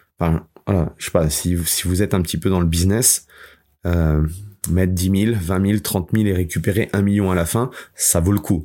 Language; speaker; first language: French; native; French